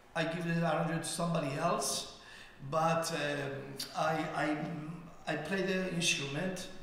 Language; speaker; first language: English; non-native, learner; Persian